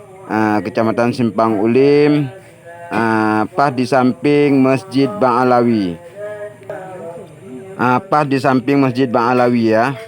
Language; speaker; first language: Indonesian; non-native, local second language; Achinese